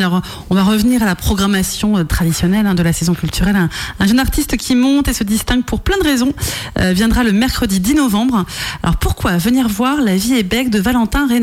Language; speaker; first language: French; native; French